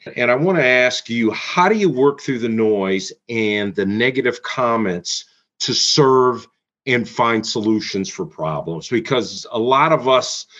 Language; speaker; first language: English; native; English